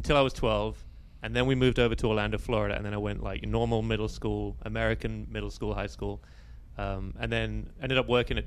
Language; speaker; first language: English; native; English